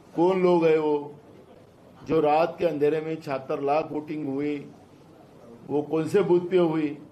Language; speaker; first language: Hindi; non-native, local second language; Marathi